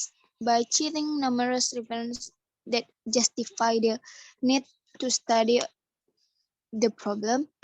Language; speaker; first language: English; non-native, learner; Indonesian